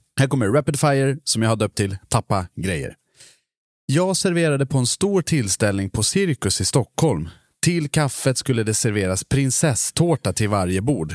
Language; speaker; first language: Swedish; native; Swedish